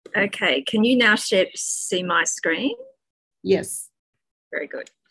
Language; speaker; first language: English; native; English